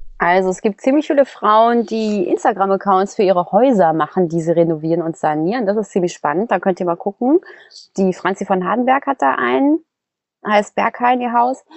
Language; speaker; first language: German; native; German